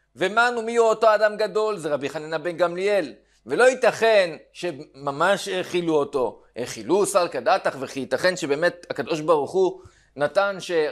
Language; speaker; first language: Hebrew; native; Hebrew